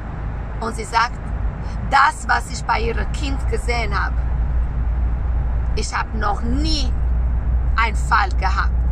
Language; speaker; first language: German; non-native, learner; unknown